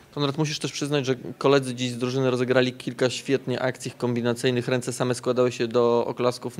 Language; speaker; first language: Polish; native; Polish